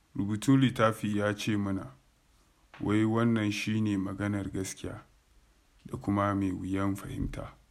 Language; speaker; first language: Hausa; non-native, local second language; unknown